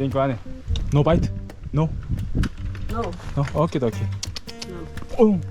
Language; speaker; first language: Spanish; non-native, learner; Korean